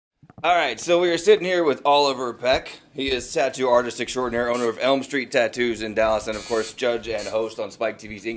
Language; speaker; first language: English; native; English